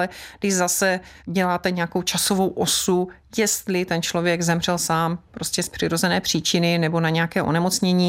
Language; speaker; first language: Czech; native; Czech